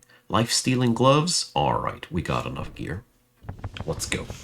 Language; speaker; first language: English; non-native, fluent; German